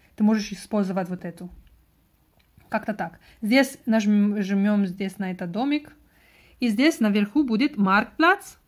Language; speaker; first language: Russian; non-native, learner; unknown